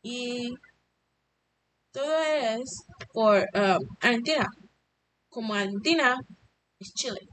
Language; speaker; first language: Spanish; non-native, learner; English